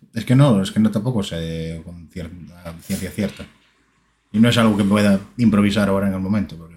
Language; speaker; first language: Spanish; native; Spanish